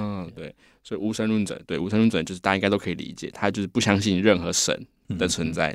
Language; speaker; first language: Chinese; native; Chinese